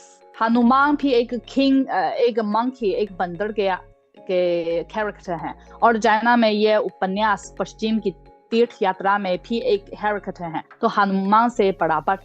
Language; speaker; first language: Hindi; non-native, fluent; Chinese